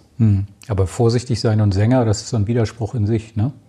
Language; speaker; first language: German; native; German